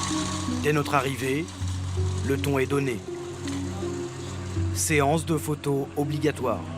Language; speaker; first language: French; native; French